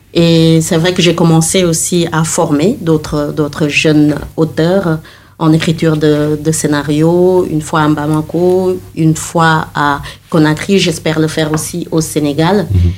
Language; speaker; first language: French; non-native, local second language; Wolof